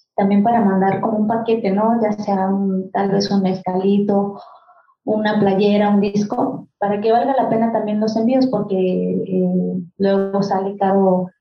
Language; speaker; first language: Spanish; non-native, local second language; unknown